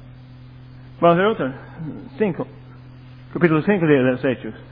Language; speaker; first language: Spanish; non-native, fluent; English